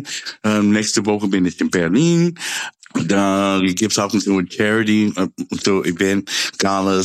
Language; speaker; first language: German; non-native, fluent; English